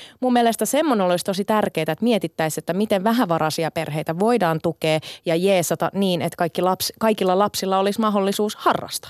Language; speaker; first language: Finnish; early bilingual, other home language; Sinhala